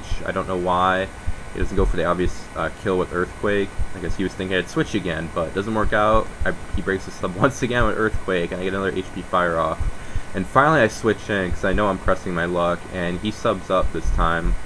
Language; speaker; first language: English; native; English